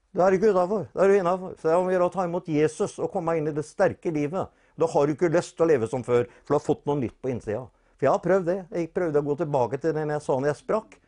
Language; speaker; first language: Norwegian; native; Norwegian